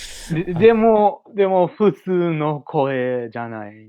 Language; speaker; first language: Japanese; non-native, learner; English